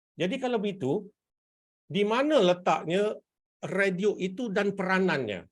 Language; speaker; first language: Malay; native; Malay